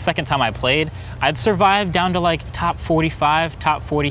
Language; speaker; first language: English; native; English